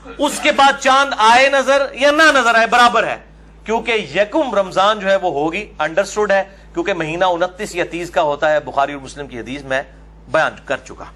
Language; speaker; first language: Urdu; non-native, local second language; Punjabi